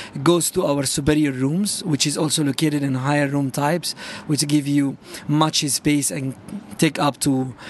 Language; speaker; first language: English; non-native, fluent; Arabic